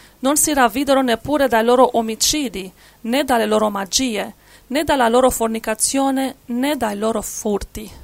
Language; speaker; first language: Italian; non-native, fluent; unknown